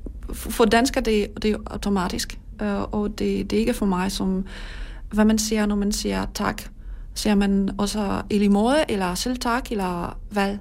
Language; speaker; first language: Danish; non-native, learner; Polish